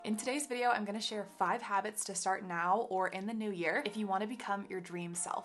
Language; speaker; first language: English; native; English